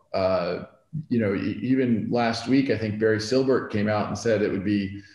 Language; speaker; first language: English; native; English